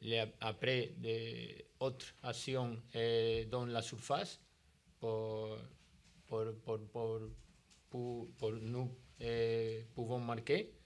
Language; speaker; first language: French; non-native, learner; Spanish